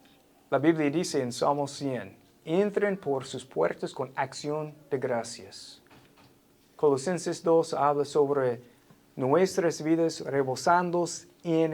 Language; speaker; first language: Spanish; non-native, fluent; English